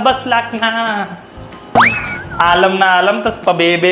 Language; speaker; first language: Filipino; non-native, learner; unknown